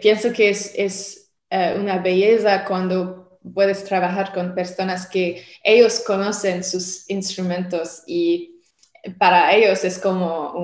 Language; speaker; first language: Spanish; non-native, learner; French